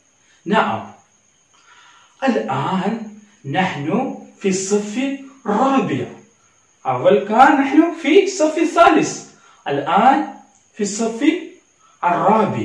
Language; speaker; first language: Arabic; non-native, learner; Malayalam